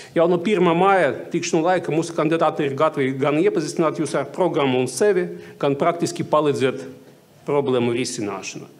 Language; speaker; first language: Latvian; non-native, local second language; Russian